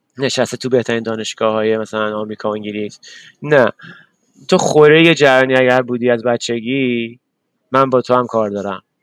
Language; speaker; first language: Persian; early bilingual, other home language; English